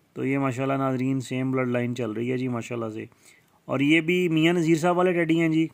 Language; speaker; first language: Urdu; non-native, local second language; Punjabi